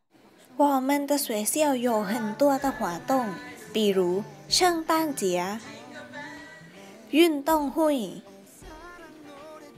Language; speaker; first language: Chinese; non-native, learner; Thai